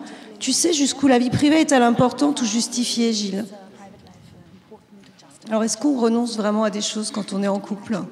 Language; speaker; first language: French; native; French